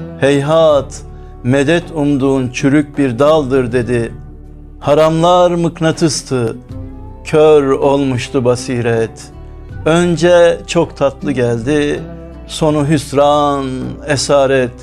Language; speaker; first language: Turkish; native; Turkish